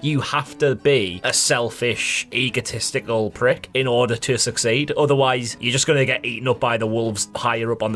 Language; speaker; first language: English; native; English